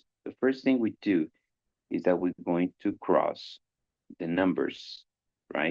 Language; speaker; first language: English; non-native, fluent; Spanish